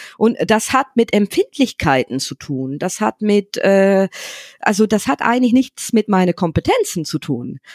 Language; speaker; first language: German; non-native, fluent; English